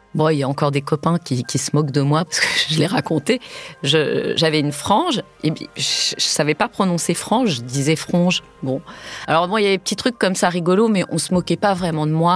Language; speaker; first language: French; early bilingual, heritage; French